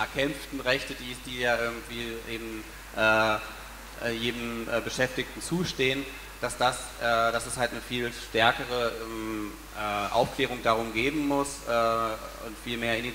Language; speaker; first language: German; native; German